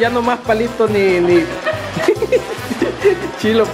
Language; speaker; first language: Spanish; native; Spanish